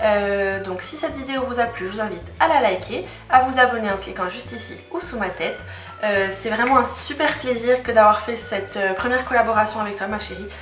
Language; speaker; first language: French; native; French